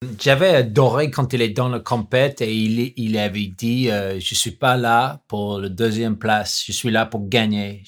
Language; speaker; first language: French; non-native, learner; English